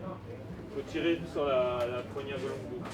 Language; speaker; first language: French; native; French